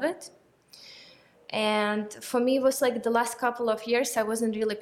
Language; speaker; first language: English; non-native, fluent; Russian